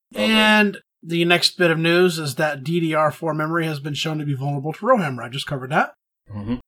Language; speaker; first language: English; native; English